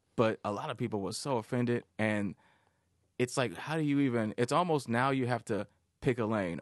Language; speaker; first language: English; native; English